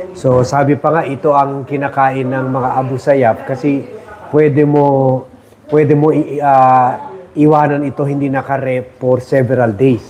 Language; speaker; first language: Filipino; non-native, local second language; Chavacano